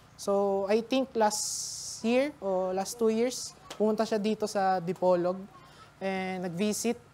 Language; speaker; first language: Filipino; native; Filipino